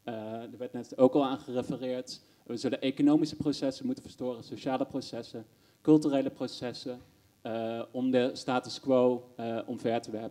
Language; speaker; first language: Dutch; native; Dutch